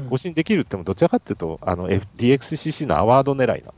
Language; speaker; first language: Japanese; native; Japanese